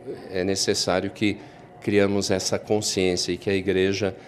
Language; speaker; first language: Portuguese; native; Portuguese